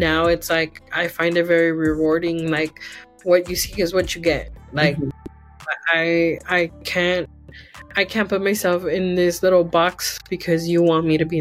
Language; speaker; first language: English; early bilingual, other home language; Spanish